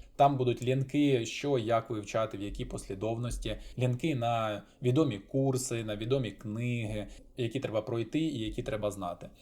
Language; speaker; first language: Ukrainian; non-native, local second language; Russian